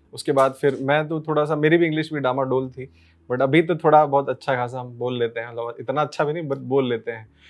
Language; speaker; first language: Hindi; native; Hindi